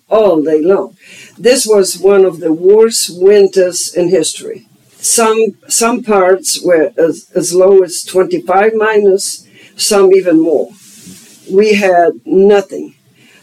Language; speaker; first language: English; non-native, fluent; German